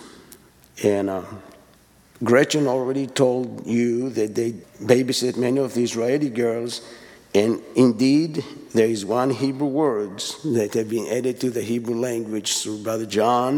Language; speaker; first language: English; non-native, fluent; Hebrew